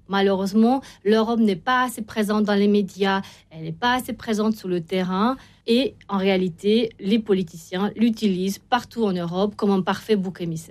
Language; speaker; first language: French; non-native, fluent; Romanian